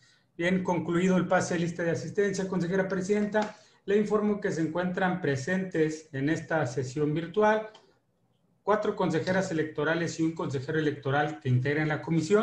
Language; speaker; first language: Spanish; native; Spanish